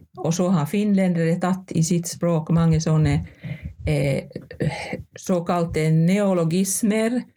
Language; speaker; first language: Norwegian; non-native, fluent; Finnish